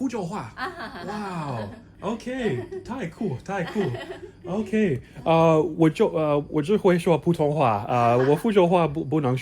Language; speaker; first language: Chinese; non-native, learner; English